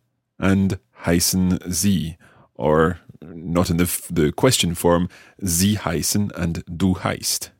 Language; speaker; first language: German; non-native, learner; English